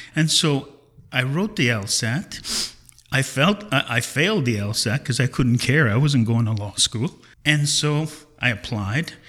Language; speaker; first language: English; early bilingual, other home language; Italian